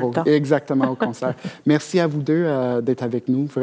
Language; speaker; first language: French; native; French